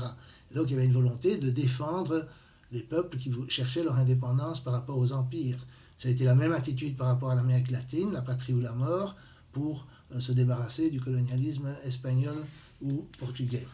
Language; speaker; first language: French; native; French